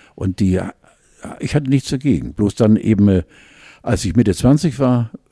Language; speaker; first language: German; native; German